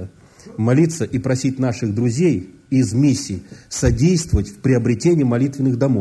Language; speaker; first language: Russian; native; Russian